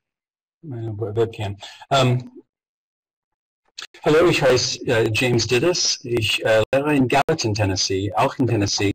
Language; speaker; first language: German; non-native, fluent; English